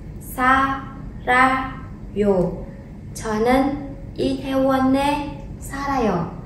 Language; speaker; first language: Korean; non-native, fluent; Vietnamese